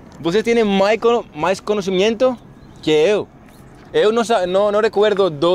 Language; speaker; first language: Portuguese; non-native, learner; Greek